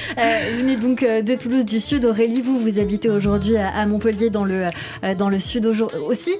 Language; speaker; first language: French; native; French